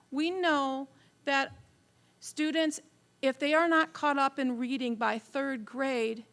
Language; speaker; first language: English; native; English